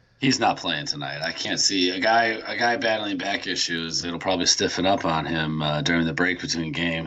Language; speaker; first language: English; native; English